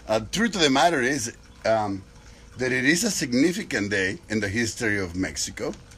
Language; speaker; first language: English; non-native, fluent; Spanish